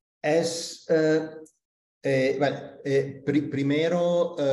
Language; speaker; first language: Spanish; non-native, fluent; Italian